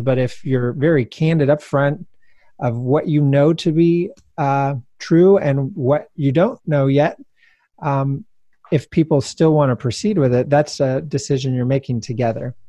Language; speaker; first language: English; native; English